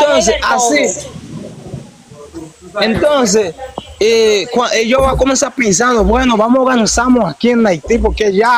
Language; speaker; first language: Spanish; non-native, learner; Haitian Creole